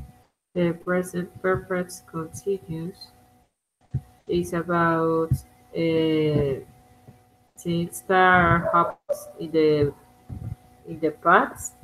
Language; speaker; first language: English; non-native, learner; Spanish